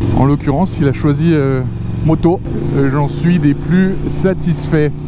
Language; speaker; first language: French; native; French